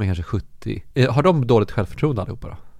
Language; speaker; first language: Swedish; native; Swedish